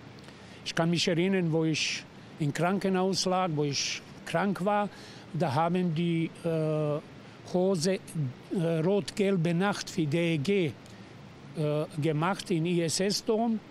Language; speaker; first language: German; non-native, fluent; Serbian